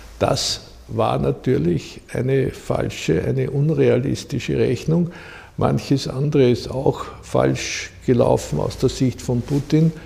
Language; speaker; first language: German; native; German